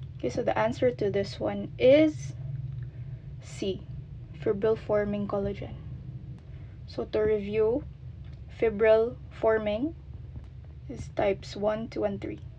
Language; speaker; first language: English; non-native, local second language; Filipino